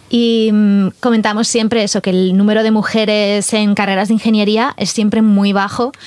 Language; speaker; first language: Spanish; native; Spanish